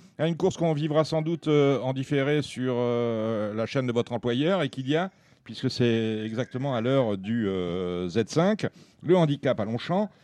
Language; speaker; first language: French; native; French